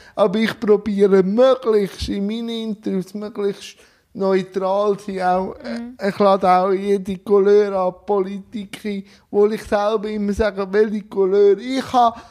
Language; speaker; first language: German; native; German